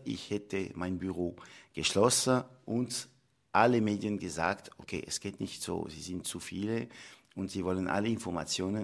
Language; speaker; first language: German; non-native, local second language; French